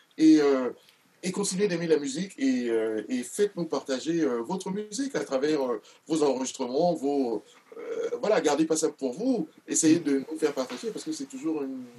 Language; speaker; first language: French; non-native, local second language; Duala